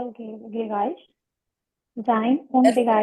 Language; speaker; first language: German; non-native, learner; Urdu